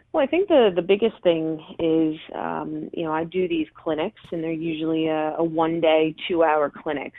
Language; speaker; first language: English; native; English